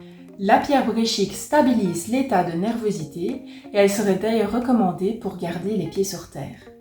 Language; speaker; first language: French; native; French